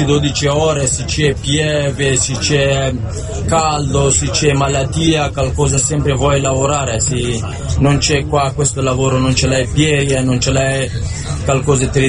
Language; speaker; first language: Italian; non-native, learner; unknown